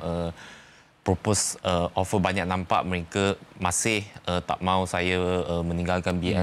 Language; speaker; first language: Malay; non-native, local second language; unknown